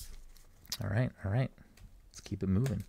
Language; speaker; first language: English; native; English